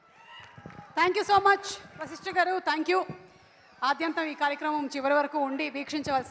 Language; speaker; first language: Telugu; native; Telugu